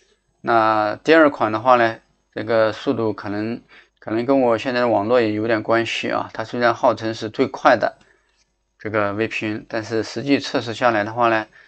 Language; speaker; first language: Chinese; native; Chinese